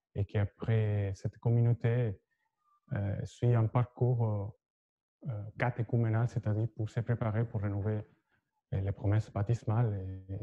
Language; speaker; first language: French; non-native, fluent; Spanish